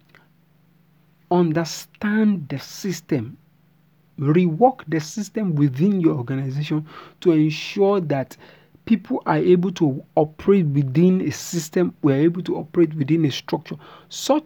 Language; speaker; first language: English; non-native, local second language; Yoruba